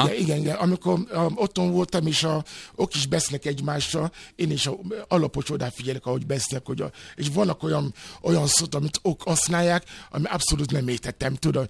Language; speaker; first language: Hungarian; non-native, fluent; Yoruba